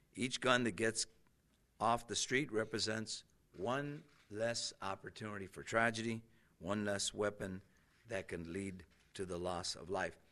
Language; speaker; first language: English; native; English